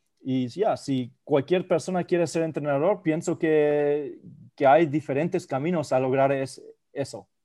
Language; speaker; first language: Spanish; non-native, fluent; German